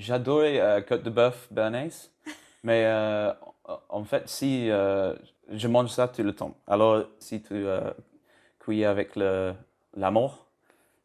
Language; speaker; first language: French; non-native, learner; English